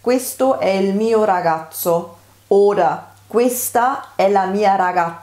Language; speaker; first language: Italian; non-native, fluent; German